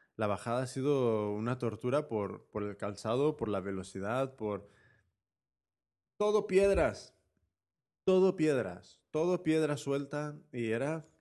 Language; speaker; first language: Spanish; native; Spanish